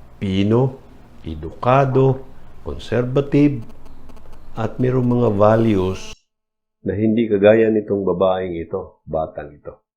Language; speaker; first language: Filipino; non-native, local second language; Cebuano